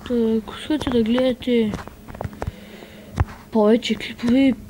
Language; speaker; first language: Bulgarian; native; Bulgarian